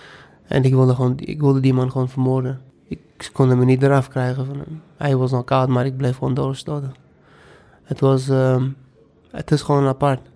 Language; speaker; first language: Dutch; non-native, fluent; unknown